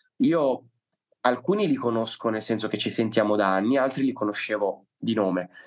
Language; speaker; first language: Italian; native; Italian